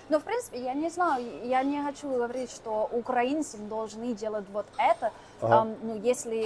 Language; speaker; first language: Russian; non-native, fluent; English